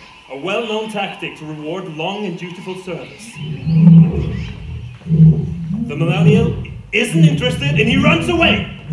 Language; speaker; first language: English; non-native, fluent; Norwegian